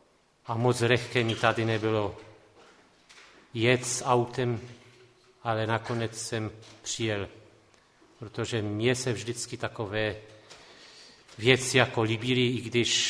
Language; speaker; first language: Czech; non-native, local second language; Polish